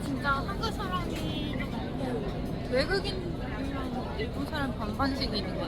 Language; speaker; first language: Korean; non-native, fluent; Japanese